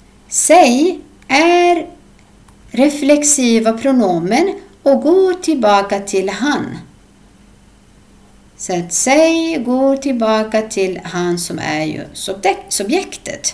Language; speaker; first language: Swedish; non-native, fluent; Arabic